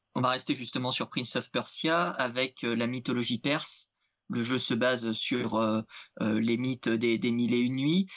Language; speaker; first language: French; native; French